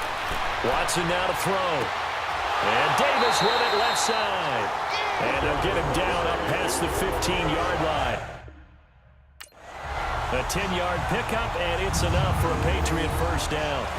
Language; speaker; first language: English; native; English